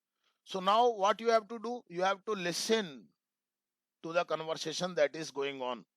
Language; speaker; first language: English; non-native, local second language; Hindi